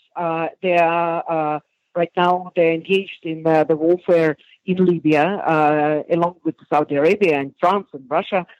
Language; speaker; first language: English; non-native, fluent; Hebrew